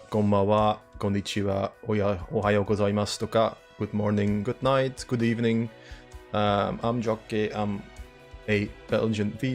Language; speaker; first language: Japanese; non-native, learner; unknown